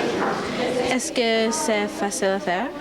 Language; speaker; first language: French; non-native, local second language; English